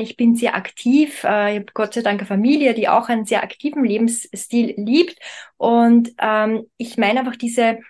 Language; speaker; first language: German; native; German